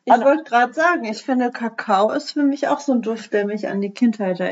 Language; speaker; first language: German; native; German